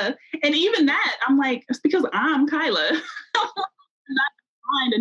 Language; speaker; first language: English; native; English